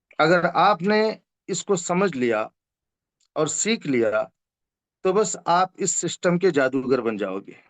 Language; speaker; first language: Hindi; non-native, local second language; Urdu